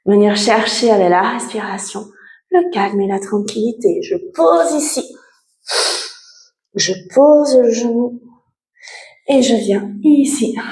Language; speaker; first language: French; native; French